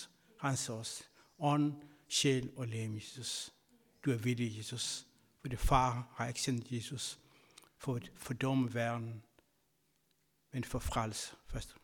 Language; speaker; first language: Danish; non-native, fluent; Kabuverdianu